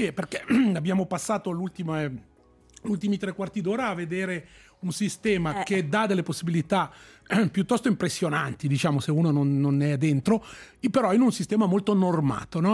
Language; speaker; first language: Italian; native; Italian